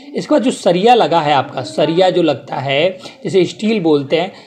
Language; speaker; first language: Hindi; native; Hindi